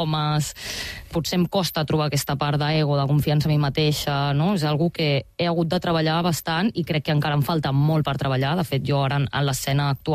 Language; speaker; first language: Catalan; native; Catalan